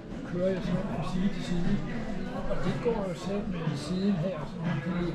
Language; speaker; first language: Danish; native; Danish